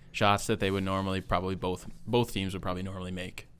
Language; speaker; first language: English; native; English